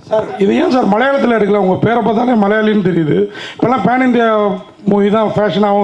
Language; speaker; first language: Tamil; native; Tamil